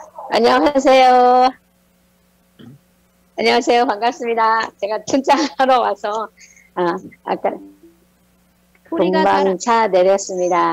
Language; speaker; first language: Korean; non-native, learner; Thai